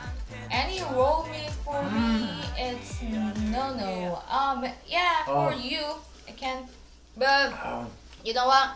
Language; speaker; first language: English; non-native, learner; Korean